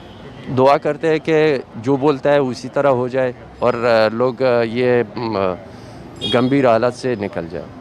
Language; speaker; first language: Hindi; non-native, fluent; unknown